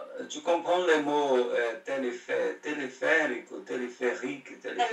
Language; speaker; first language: French; non-native, learner; Portuguese